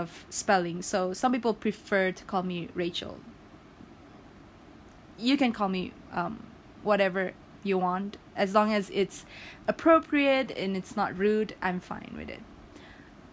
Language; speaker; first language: English; non-native, local second language; Malay